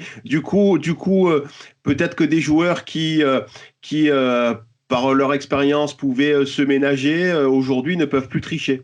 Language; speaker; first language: French; native; French